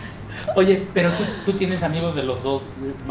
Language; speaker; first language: Spanish; native; Spanish